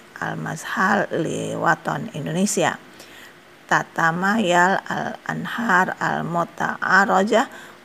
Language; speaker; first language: Arabic; non-native, fluent; Indonesian